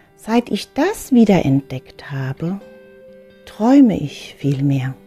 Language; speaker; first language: German; early bilingual, other home language; Filipino